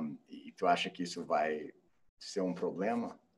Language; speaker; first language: Portuguese; non-native, fluent; English